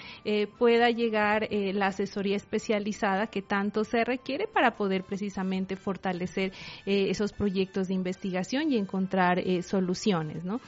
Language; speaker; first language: Spanish; native; Spanish